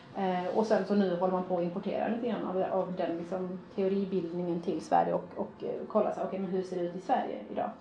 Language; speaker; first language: Swedish; early bilingual, other home language; Persian